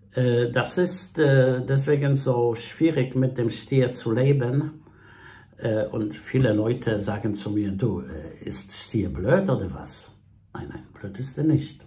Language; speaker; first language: German; non-native, fluent; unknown